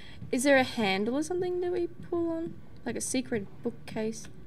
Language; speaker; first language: English; native; English